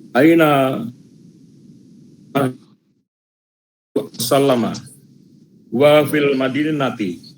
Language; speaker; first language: Arabic; non-native, learner; Indonesian